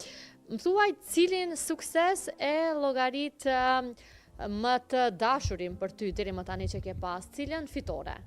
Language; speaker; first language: Albanian; native; Albanian